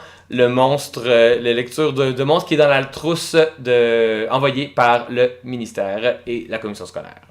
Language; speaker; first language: French; native; French